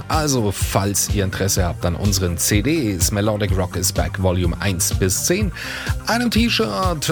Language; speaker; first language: German; native; German